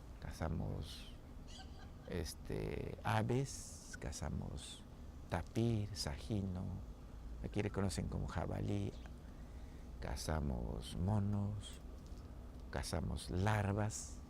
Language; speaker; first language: Spanish; non-native, local second language; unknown